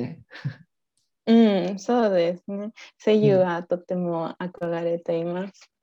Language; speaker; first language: Japanese; non-native, learner; Spanish